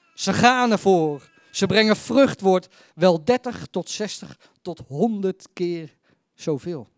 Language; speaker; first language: Dutch; native; Dutch